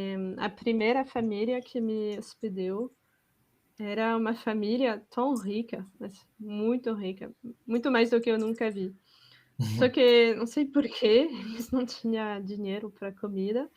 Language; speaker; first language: Portuguese; non-native, fluent; French